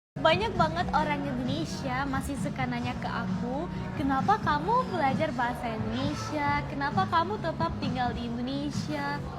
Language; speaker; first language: Indonesian; non-native, fluent; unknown